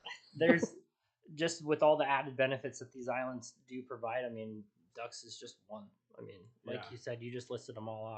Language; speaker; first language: English; native; English